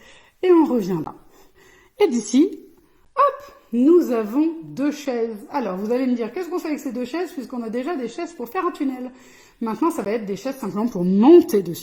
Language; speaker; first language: French; native; French